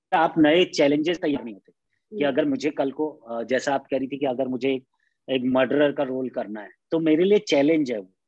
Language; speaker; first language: Hindi; native; Hindi